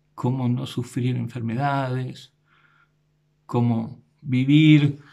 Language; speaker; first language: Spanish; native; Spanish